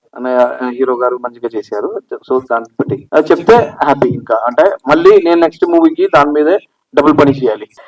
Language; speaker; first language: Telugu; non-native, learner; Malayalam